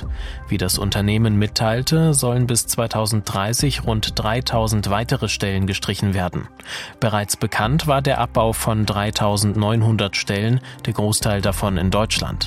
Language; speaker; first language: German; native; German